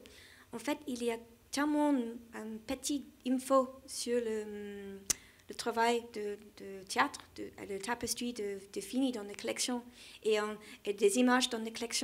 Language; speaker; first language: French; non-native, learner; English